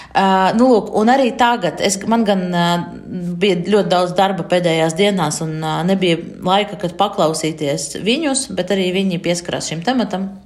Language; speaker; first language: Latvian; non-native, local second language; Russian